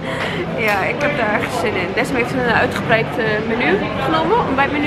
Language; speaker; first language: Dutch; native; Dutch